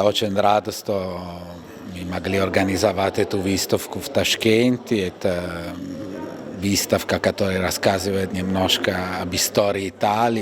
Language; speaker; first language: Russian; non-native, fluent; Italian